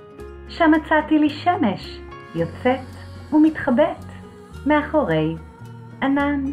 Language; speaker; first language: Hebrew; native; Hebrew